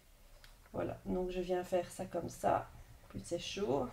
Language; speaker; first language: French; native; French